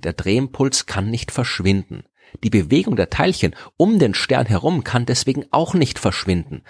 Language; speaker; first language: German; native; German